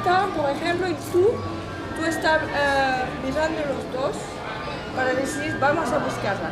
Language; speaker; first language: Spanish; non-native, learner; French